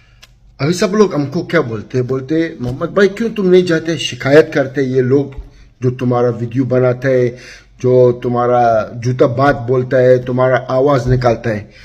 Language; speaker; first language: Hindi; non-native, learner; Arabic